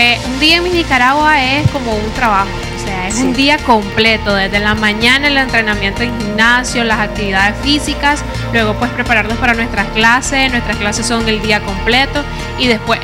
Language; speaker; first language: Spanish; native; Spanish